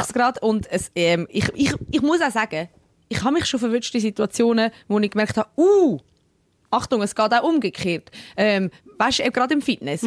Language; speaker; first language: German; native; German